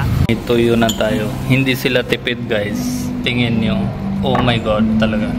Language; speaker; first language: Filipino; non-native, learner; Punjabi